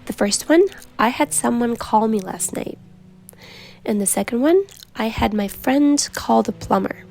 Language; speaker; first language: English; non-native, fluent; Ukrainian